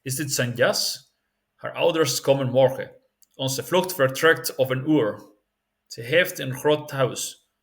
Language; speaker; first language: Dutch; non-native, learner; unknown